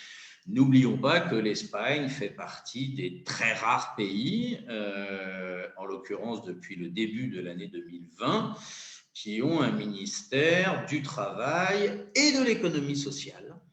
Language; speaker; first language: French; native; French